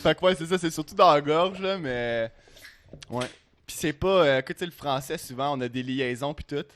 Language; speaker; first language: French; native; French